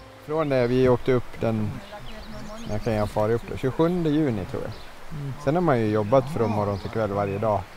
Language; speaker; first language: Swedish; native; Swedish